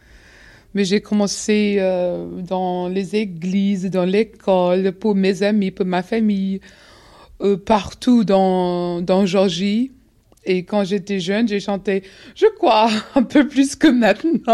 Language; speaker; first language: French; non-native, fluent; English